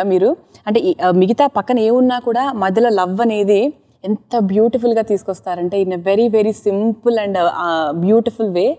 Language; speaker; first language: Telugu; native; Telugu